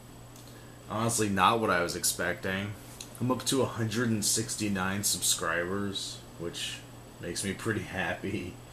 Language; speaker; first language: English; native; English